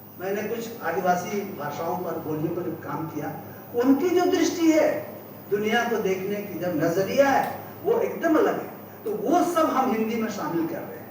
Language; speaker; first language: Hindi; native; Hindi